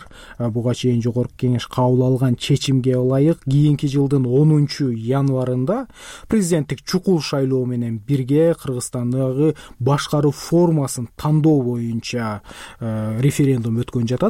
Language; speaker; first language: Kyrgyz; native; Kyrgyz